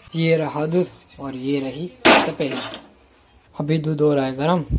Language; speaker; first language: Hindi; non-native, local second language; Gujarati